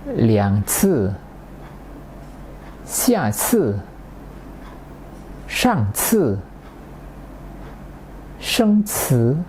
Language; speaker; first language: Chinese; non-native, fluent; Indonesian